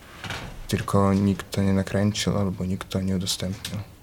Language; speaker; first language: Polish; early bilingual, other home language; Ukrainian